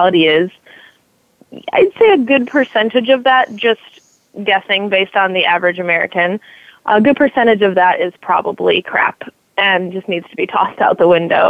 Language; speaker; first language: English; native; English